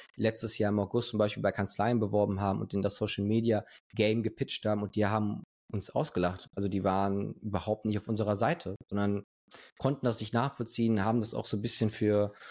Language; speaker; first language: German; early bilingual, other home language; Spanish